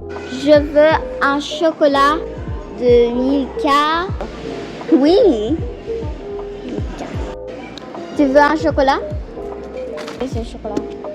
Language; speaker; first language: French; non-native, fluent; Spanish